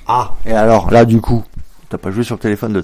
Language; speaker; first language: French; native; French